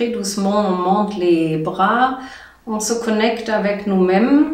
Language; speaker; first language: French; non-native, learner; German